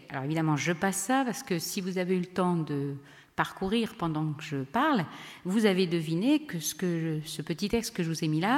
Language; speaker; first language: French; native; French